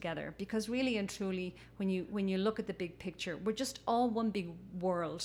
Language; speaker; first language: English; native; English